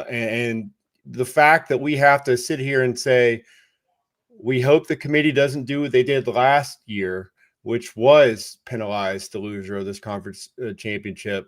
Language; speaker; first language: English; native; English